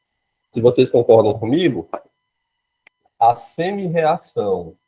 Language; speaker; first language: Portuguese; native; Portuguese